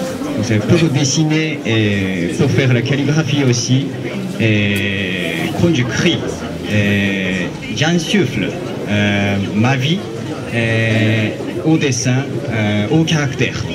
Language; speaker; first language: French; non-native, fluent; Japanese